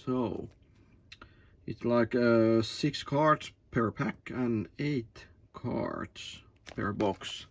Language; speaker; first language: English; non-native, learner; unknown